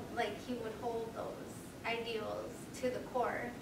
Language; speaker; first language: English; native; English